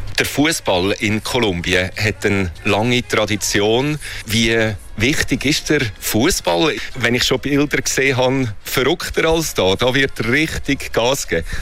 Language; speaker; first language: German; native; German